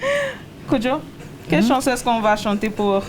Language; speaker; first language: French; non-native, learner; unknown